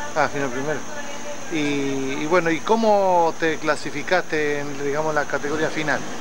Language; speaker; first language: Spanish; native; Spanish